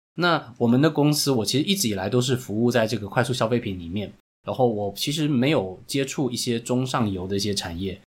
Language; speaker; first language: Chinese; native; Chinese